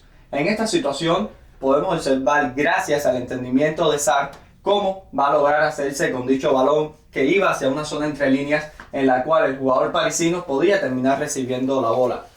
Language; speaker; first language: Spanish; native; Spanish